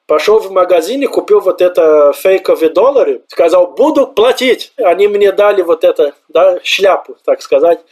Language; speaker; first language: Russian; non-native, fluent; Portuguese